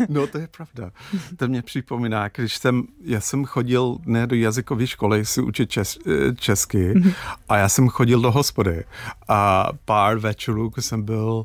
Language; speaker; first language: Czech; non-native, fluent; English